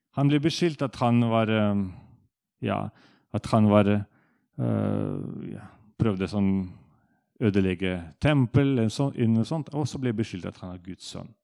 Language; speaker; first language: Norwegian; non-native, fluent; Russian